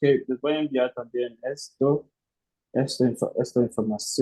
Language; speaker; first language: Spanish; non-native, fluent; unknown